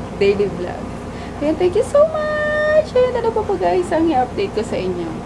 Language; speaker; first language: Filipino; native; Filipino